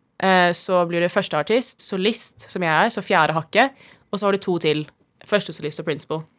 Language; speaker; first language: Norwegian; native; Norwegian